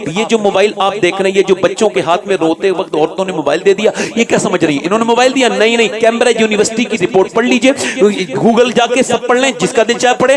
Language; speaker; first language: Urdu; native; Urdu